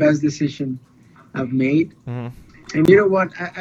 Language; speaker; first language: English; non-native, fluent; Spanish